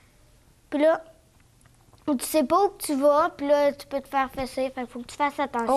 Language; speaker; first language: French; native; French